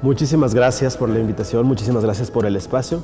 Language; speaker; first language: Spanish; native; Spanish